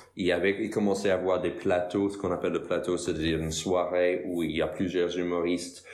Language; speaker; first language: French; non-native, fluent; English